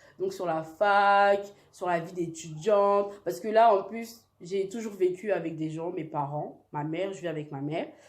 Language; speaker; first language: French; early bilingual, other home language; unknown